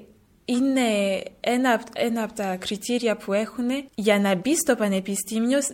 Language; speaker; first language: Greek; early bilingual, heritage; French